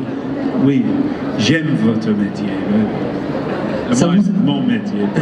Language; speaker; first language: French; non-native, learner; English